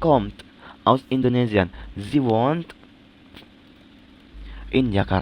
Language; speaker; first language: German; non-native, learner; Indonesian